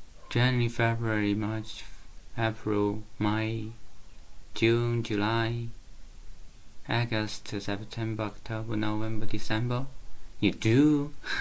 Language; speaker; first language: English; non-native, learner; Chinese